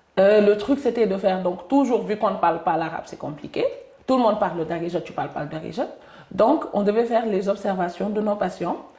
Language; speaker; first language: French; non-native, local second language; Wolof